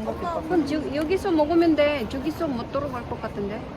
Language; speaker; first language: Korean; non-native, learner; Filipino